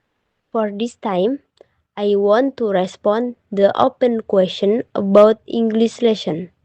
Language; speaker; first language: English; non-native, learner; Indonesian